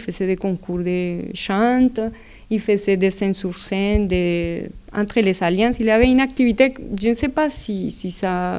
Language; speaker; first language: French; non-native, fluent; Spanish